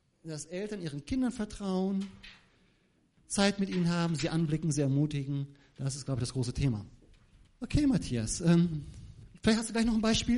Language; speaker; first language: German; native; German